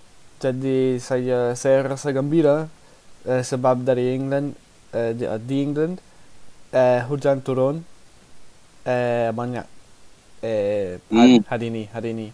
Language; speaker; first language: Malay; non-native, learner; English